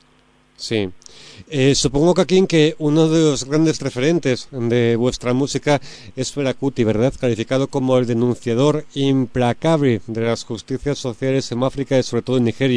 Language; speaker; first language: Spanish; native; Spanish